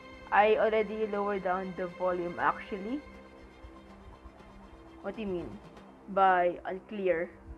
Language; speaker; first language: English; non-native, local second language; Filipino